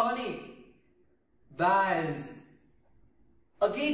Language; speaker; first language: English; non-native, learner; Vietnamese